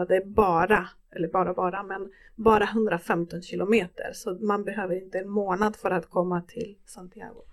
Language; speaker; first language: Swedish; non-native, fluent; Spanish